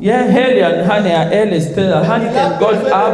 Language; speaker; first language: Danish; non-native, fluent; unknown